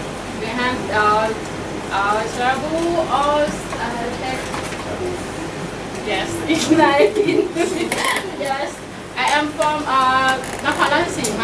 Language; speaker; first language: English; non-native, learner; Thai